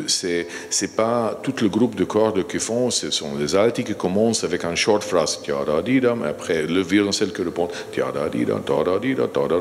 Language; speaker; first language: French; non-native, fluent; Slovenian